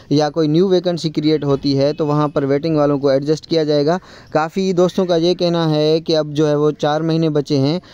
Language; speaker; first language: Urdu; non-native, local second language; Sindhi